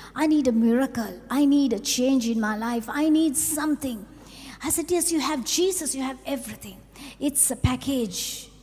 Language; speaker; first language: English; non-native, local second language; Sinhala